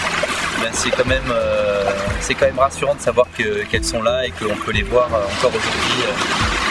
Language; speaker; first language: French; native; French